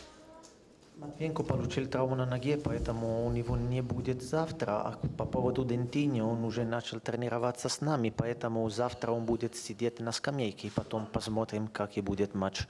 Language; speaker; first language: Russian; non-native, fluent; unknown